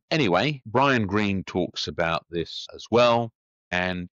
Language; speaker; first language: English; native; English